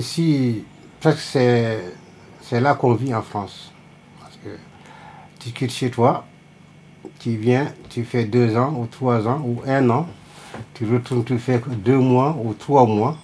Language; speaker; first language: French; non-native, local second language; Fula